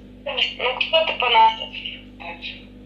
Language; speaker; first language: Russian; native; Russian